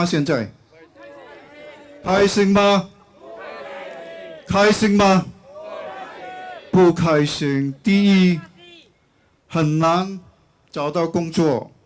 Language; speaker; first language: Chinese; non-native, local second language; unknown